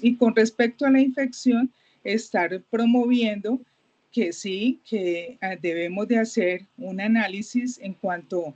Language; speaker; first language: Spanish; native; Spanish